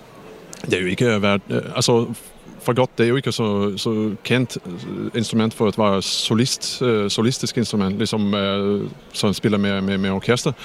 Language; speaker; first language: Danish; non-native, fluent; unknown